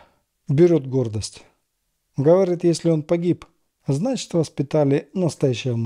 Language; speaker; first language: Russian; native; Russian